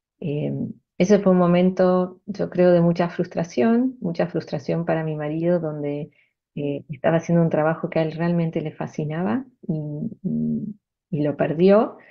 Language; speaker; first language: Spanish; native; Spanish